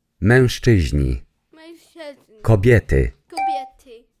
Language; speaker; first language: Polish; non-native, learner; English